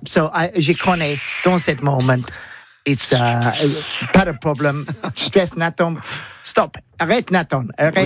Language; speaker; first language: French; non-native, learner; English